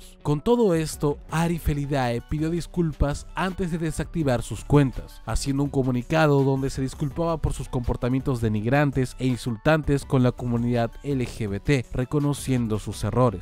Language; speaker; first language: Spanish; native; Spanish